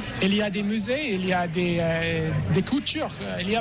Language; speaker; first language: French; non-native, fluent; English